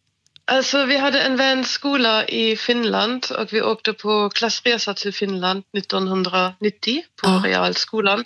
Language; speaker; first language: Swedish; non-native, fluent; German